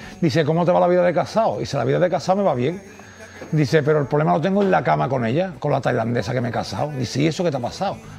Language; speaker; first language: Spanish; native; Spanish